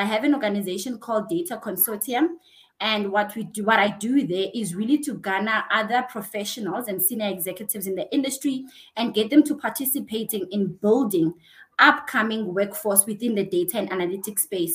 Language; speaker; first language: English; non-native, local second language; Xhosa